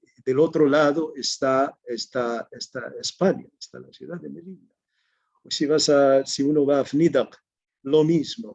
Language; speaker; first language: Spanish; non-native, fluent; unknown